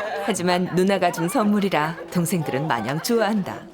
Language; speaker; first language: Korean; native; Korean